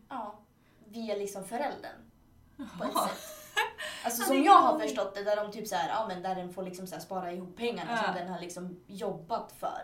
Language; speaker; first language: Swedish; early bilingual, other home language; Spanish